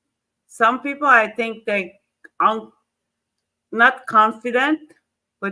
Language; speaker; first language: English; non-native, fluent; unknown